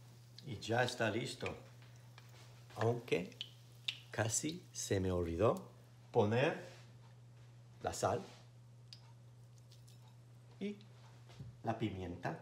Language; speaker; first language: Spanish; non-native, fluent; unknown